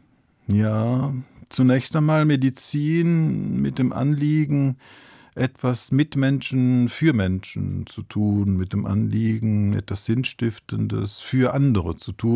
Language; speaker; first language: German; early bilingual, other home language; Italian